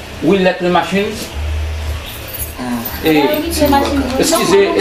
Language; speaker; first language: French; non-native, learner; Haitian Creole